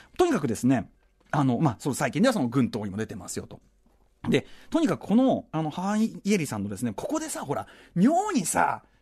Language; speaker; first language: Japanese; native; Japanese